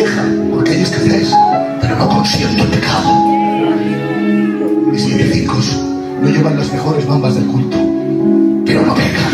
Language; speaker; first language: Spanish; native; Spanish